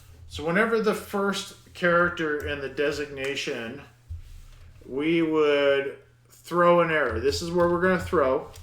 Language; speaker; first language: English; native; English